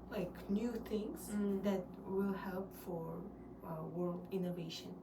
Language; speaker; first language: English; non-native, learner; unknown